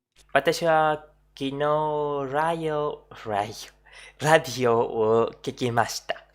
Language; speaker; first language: Japanese; non-native, learner; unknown